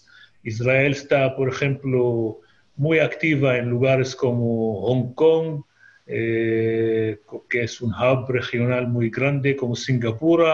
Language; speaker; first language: Spanish; non-native, fluent; Hebrew